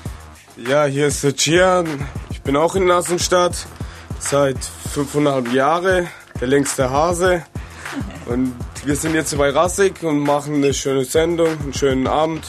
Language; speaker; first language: German; native; German